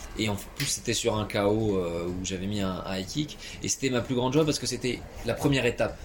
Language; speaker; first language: French; native; French